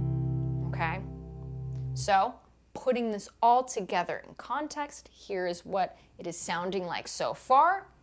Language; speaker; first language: English; native; English